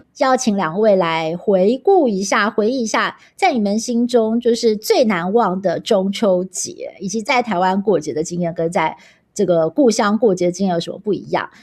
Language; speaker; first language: Chinese; native; Chinese